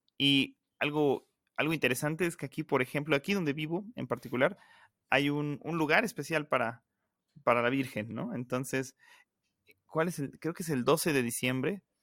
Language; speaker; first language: Spanish; native; Spanish